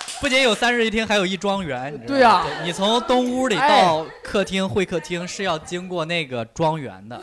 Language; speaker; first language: Chinese; native; Chinese